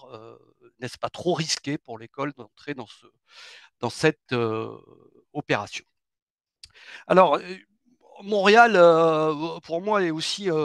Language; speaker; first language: French; native; French